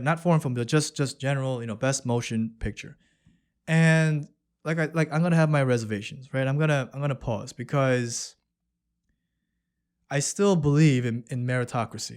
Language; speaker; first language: English; early bilingual, other home language; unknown